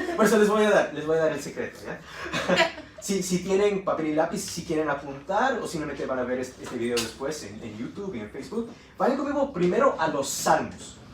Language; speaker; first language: Spanish; early bilingual, heritage; Spanish